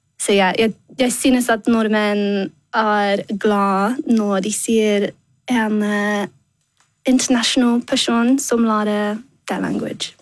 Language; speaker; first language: Norwegian; non-native, learner; English